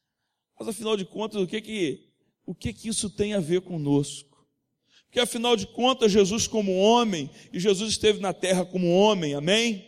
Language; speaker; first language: Portuguese; native; Portuguese